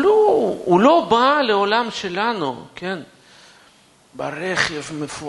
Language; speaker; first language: Hebrew; non-native, fluent; Russian